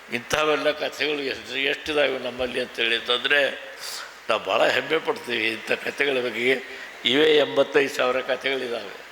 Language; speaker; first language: Kannada; native; Kannada